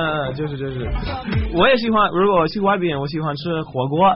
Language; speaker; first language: Chinese; non-native, learner; English